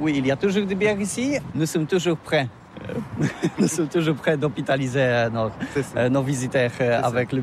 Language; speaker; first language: French; non-native, learner; Polish